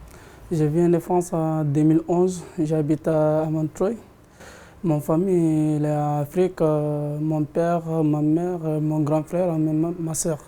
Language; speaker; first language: French; non-native, learner; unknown